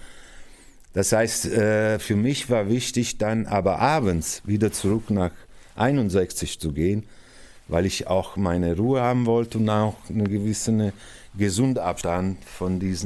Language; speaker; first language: German; non-native, fluent; Italian